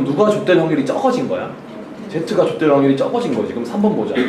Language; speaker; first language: Korean; native; Korean